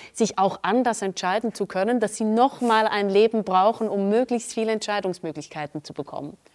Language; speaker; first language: German; native; German